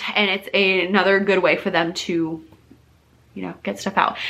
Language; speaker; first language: English; native; English